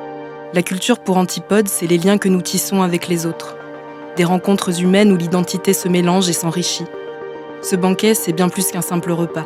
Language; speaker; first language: French; native; French